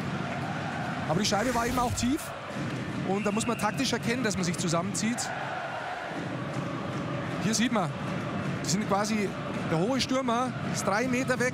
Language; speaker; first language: German; native; German